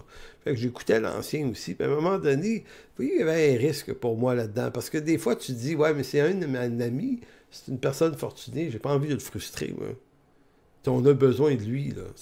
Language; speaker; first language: French; native; French